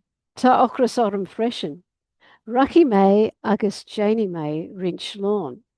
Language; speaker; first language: Irish; non-native, learner; English